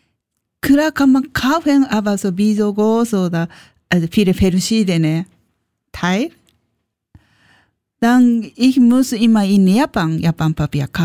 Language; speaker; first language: German; non-native, learner; Japanese